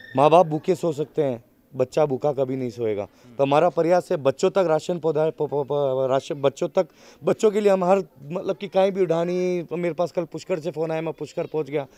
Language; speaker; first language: Hindi; native; Hindi